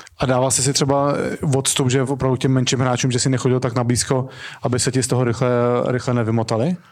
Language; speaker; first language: Czech; native; Czech